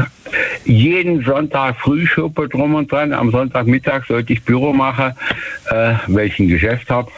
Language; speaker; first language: German; native; German